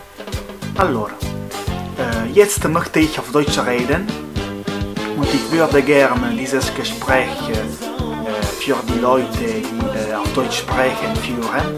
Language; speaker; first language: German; non-native, fluent; Italian